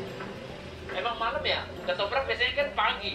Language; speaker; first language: Indonesian; native; Indonesian